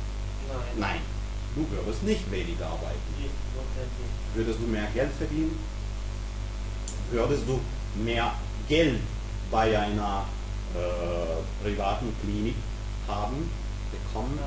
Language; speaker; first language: German; non-native, fluent; Serbian